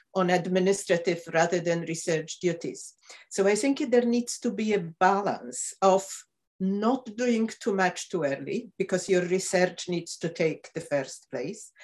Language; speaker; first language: English; non-native, fluent; Polish